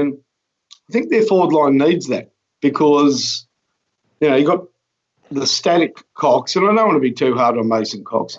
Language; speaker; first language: English; native; English